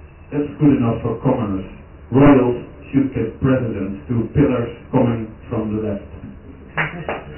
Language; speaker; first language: English; non-native, fluent; Dutch